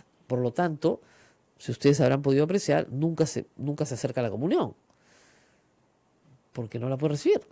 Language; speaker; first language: Spanish; native; Spanish